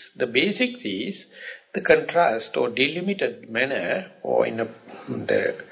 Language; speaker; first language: English; non-native, local second language; Sinhala